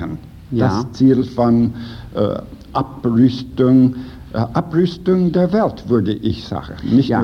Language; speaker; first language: German; non-native, fluent; English